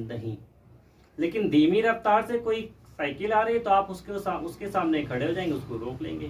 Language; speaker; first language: Hindi; native; Hindi